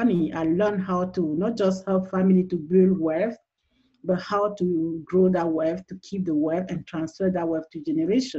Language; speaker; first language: English; non-native, local second language; French